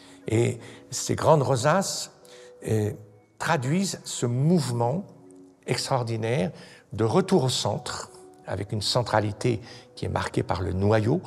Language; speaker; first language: French; native; French